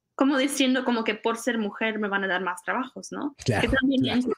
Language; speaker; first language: Spanish; non-native, fluent; Czech